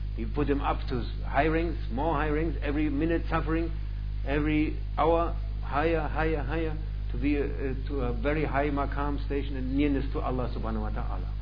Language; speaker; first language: English; non-native, fluent; German